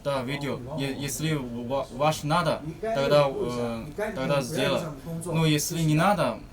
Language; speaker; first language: Russian; non-native, learner; Chinese